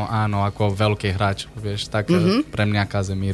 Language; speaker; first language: Slovak; non-native, learner; Portuguese